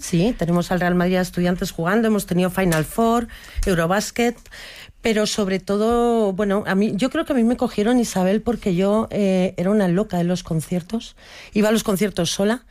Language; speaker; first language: Spanish; native; Spanish